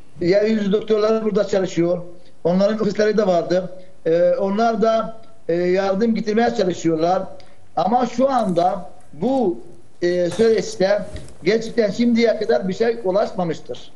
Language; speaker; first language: Turkish; non-native, fluent; Arabic